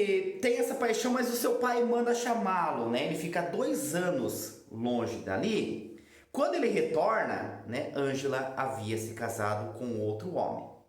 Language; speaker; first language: Portuguese; native; Portuguese